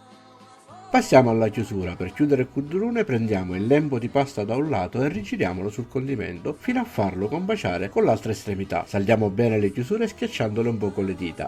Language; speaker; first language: Italian; native; Italian